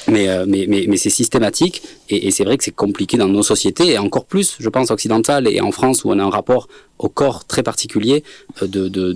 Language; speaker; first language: French; native; French